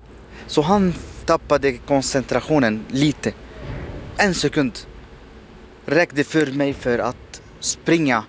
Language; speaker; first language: Swedish; non-native, fluent; Arabic